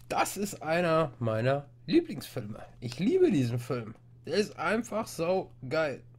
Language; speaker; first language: German; non-native, fluent; English